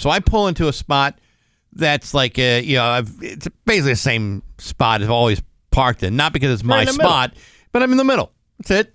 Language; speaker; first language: English; native; English